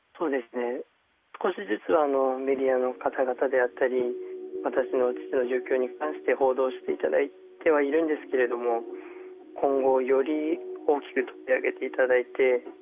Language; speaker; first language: Japanese; early bilingual, other home language; Chinese